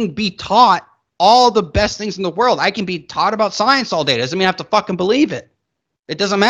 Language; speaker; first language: English; native; English